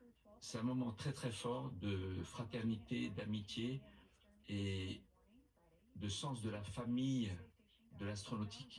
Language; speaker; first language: French; native; French